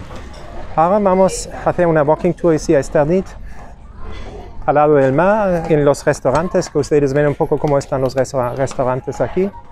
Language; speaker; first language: Spanish; non-native, fluent; German